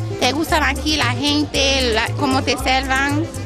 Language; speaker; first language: Spanish; non-native, learner; Haitian Creole